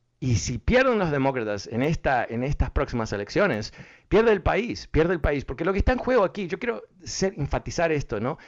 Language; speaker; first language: Spanish; early bilingual, heritage; Spanish